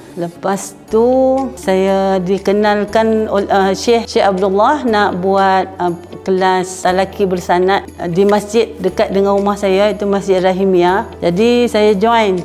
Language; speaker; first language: Malay; native; Malay